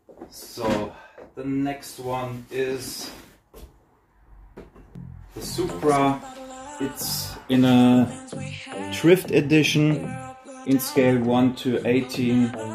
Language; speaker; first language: English; non-native, learner; German